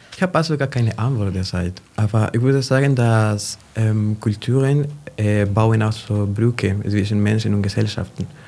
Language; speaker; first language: German; non-native, fluent; Spanish